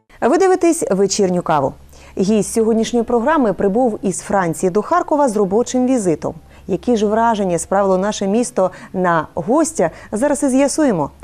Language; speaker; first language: Ukrainian; native; Ukrainian